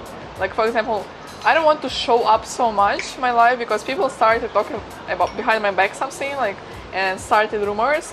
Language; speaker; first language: English; non-native, fluent; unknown